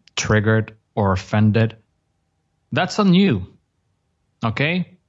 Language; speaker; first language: English; non-native, fluent; Spanish